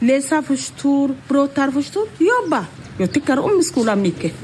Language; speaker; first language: Swedish; non-native, learner; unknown